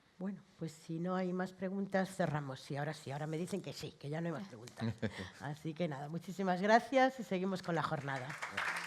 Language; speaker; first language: Spanish; native; Spanish